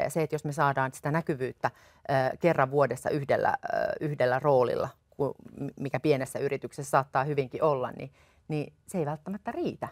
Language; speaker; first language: Finnish; native; Finnish